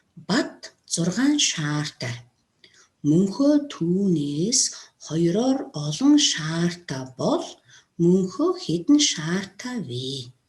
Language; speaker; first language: Mongolian; non-native, local second language; Kazakh